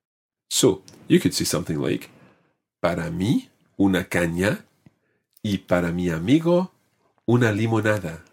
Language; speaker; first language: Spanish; non-native, fluent; English